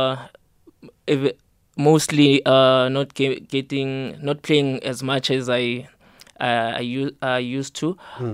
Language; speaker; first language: English; non-native, local second language; Southern Sotho